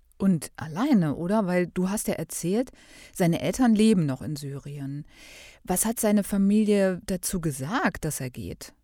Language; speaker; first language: German; native; German